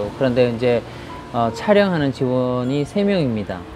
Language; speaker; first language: Korean; native; Korean